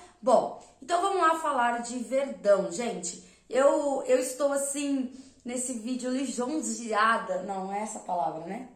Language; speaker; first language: Portuguese; native; Portuguese